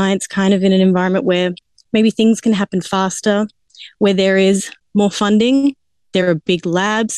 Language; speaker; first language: English; native; English